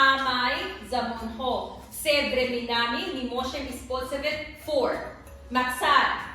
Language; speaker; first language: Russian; non-native, learner; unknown